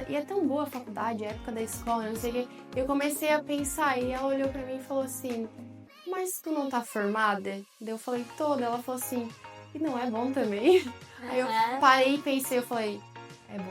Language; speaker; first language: Portuguese; native; Portuguese